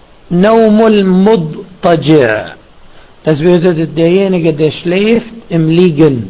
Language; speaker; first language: German; non-native, fluent; Arabic